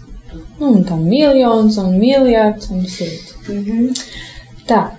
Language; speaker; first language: Latvian; non-native, local second language; Russian